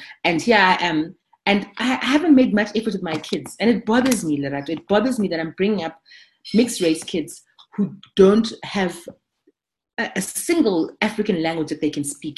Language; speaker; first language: English; non-native, local second language; Zulu